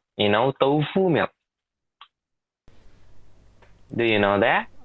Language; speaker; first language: English; non-native, learner; Indonesian